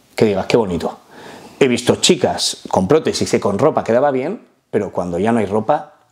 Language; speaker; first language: Spanish; non-native, fluent; Arabic